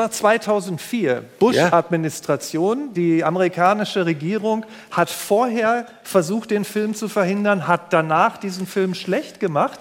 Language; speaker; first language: German; native; German